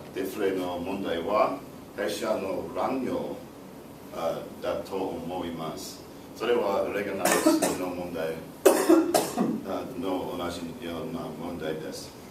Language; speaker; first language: Japanese; non-native, learner; English